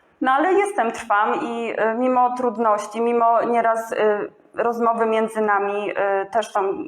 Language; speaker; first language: Polish; native; Polish